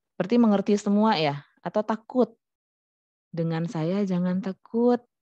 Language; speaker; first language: Indonesian; non-native, local second language; Minangkabau